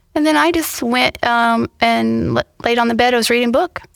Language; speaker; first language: English; native; English